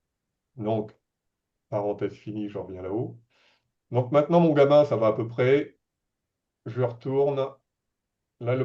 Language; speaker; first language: French; native; French